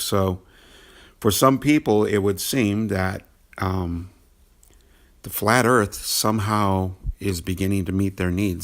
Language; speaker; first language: English; native; English